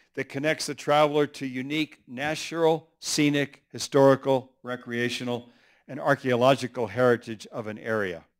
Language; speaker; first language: English; early bilingual, other home language; Spanish